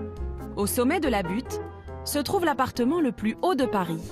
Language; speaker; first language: French; native; French